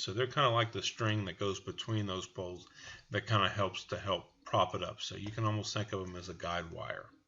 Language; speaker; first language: English; native; English